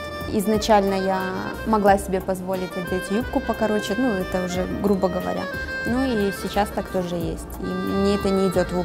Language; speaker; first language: Russian; native; Russian